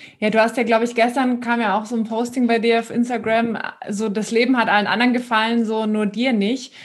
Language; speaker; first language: German; native; German